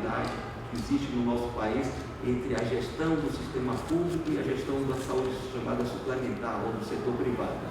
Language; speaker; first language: Portuguese; native; Portuguese